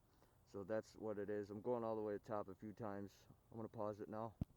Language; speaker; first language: English; native; English